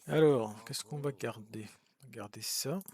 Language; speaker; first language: French; native; French